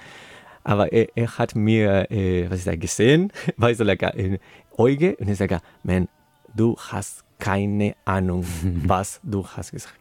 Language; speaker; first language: German; non-native, learner; Spanish